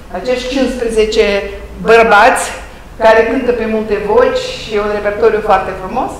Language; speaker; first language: Romanian; native; Romanian